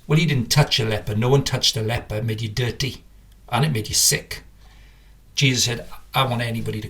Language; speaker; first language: English; native; English